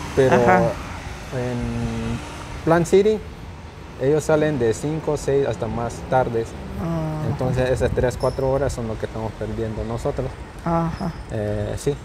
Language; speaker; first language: Spanish; native; Spanish